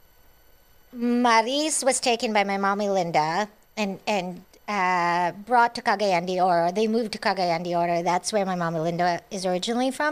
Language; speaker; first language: English; non-native, local second language; Cebuano